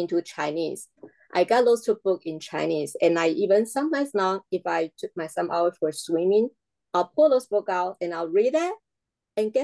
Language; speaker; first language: English; non-native, fluent; Chinese